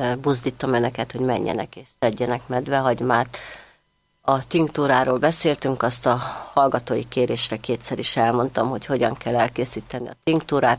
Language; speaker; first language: Hungarian; native; Hungarian